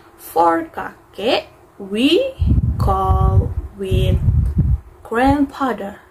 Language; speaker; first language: English; non-native, learner; Indonesian